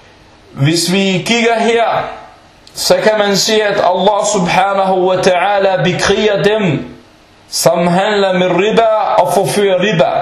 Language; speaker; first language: Danish; early bilingual, other home language; Arabic